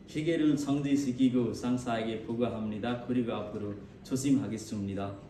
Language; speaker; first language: Korean; non-native, learner; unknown